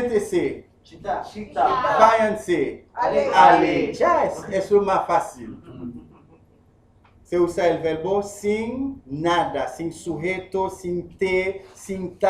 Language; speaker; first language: Spanish; non-native, fluent; Haitian Creole